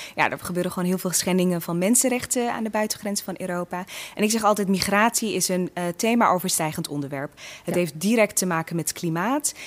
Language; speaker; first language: Dutch; early bilingual, other home language; Tigrinya